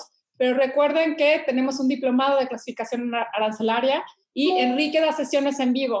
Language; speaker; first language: Spanish; native; Spanish